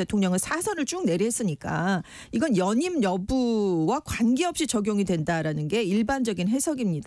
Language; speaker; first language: Korean; native; Korean